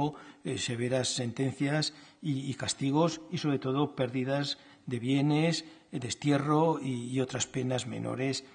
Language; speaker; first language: Spanish; native; Spanish